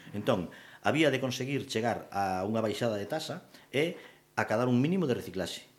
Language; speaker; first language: Galician; native; Galician